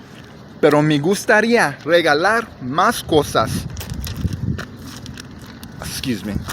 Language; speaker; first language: Spanish; early bilingual, heritage; English